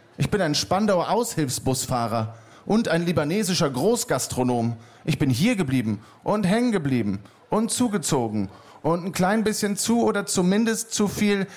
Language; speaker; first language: German; native; German